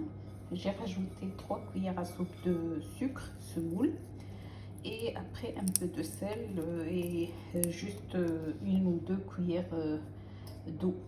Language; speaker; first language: French; non-native, local second language; Arabic